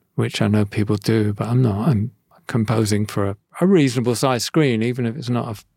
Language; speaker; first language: English; native; English